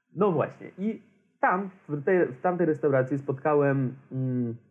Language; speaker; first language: Polish; non-native, fluent; Romanian